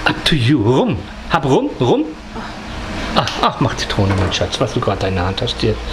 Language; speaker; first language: German; native; German